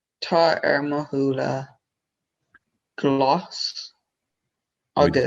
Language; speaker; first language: Irish; non-native, learner; English